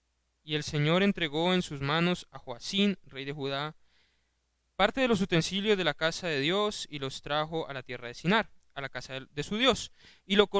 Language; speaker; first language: Spanish; native; Spanish